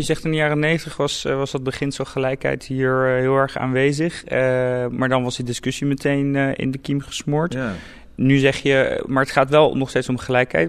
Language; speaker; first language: Dutch; native; Dutch